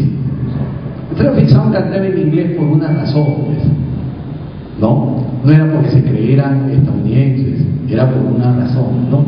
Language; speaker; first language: Spanish; native; Spanish